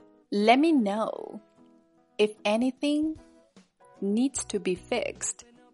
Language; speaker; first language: English; non-native, fluent; Chinese